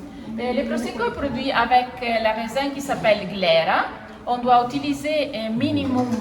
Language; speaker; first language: French; non-native, fluent; Italian